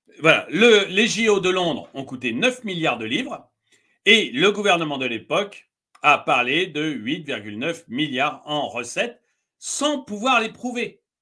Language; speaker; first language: French; native; French